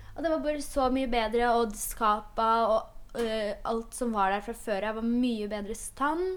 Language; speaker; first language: Norwegian; early bilingual, other home language; Polish